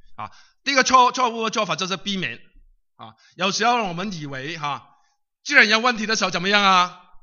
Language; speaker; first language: Chinese; non-native, local second language; Cantonese